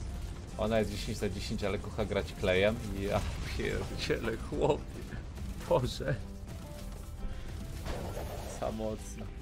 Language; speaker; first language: Polish; native; Polish